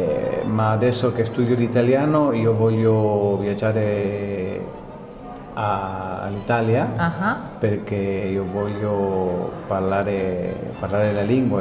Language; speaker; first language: Italian; non-native, learner; Spanish